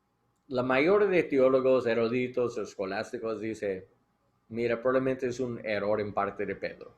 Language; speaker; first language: Spanish; non-native, learner; English